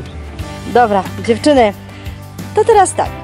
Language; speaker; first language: Polish; native; Polish